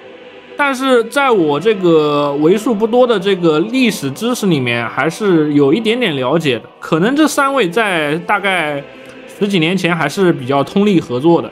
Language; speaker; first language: Chinese; native; Chinese